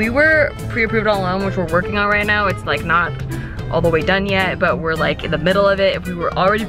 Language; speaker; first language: English; native; English